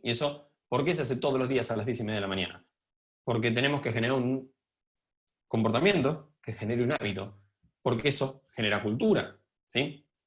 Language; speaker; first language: Spanish; native; Spanish